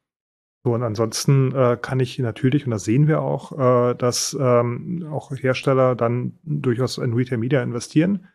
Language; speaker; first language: German; native; German